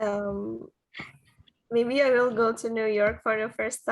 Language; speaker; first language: English; non-native, learner; Indonesian